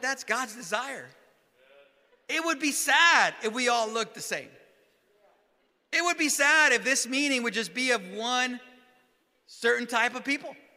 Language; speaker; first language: English; early bilingual, other home language; Spanish